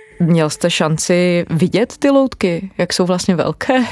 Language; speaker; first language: Czech; native; Czech